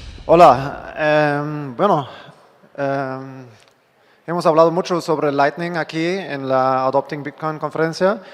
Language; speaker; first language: Spanish; non-native, fluent; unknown